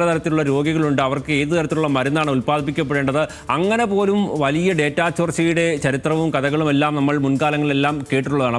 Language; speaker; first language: Malayalam; native; Malayalam